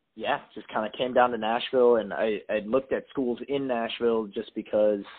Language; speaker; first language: English; native; English